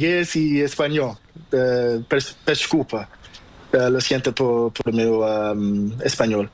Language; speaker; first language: Spanish; non-native, learner; Portuguese